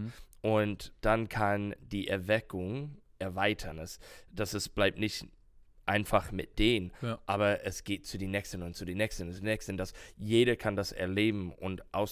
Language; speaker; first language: German; non-native, learner; English